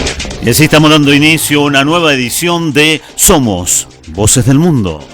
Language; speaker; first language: Spanish; native; Spanish